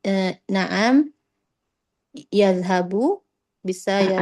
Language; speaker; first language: Arabic; non-native, learner; Indonesian